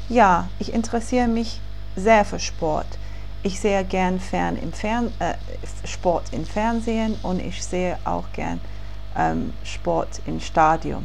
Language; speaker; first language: German; non-native, learner; English